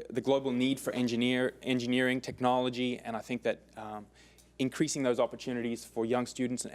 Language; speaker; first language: English; native; English